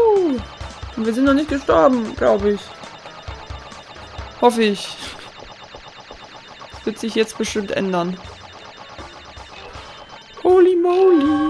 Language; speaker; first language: German; native; German